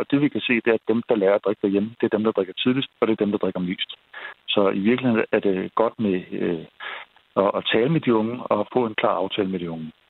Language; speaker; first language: Danish; native; Danish